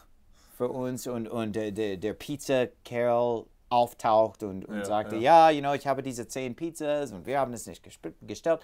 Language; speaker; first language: German; non-native, learner; English